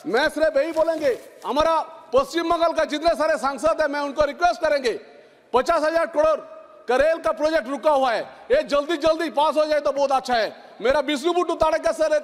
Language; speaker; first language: Hindi; non-native, local second language; Bangla